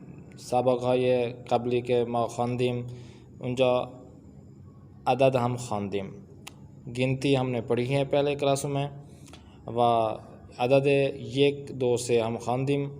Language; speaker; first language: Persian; non-native, fluent; Urdu